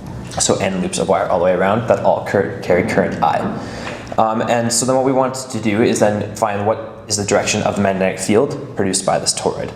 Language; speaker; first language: English; native; English